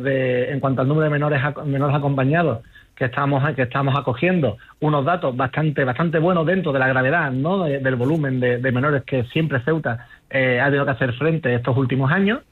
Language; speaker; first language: Spanish; native; Spanish